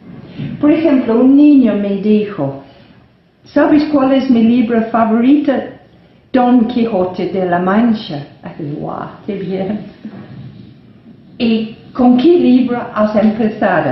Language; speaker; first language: Spanish; non-native, fluent; English